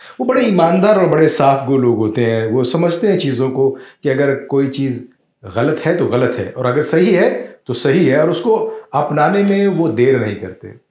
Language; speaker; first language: Hindi; native; Hindi